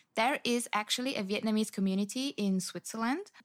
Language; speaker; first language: English; non-native, fluent; Swiss German